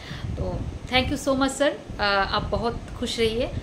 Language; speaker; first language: Hindi; non-native, local second language; Bangla